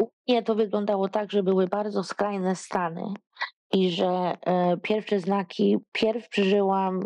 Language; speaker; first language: Polish; early bilingual, heritage; Polish